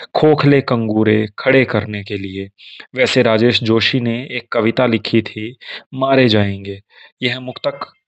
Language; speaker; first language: Hindi; native; Hindi